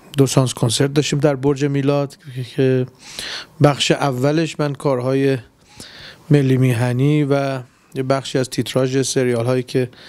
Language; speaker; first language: Persian; native; Persian